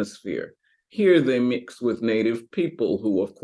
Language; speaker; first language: English; native; English